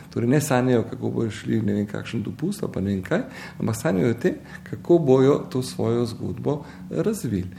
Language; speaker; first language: Slovenian; native; Slovenian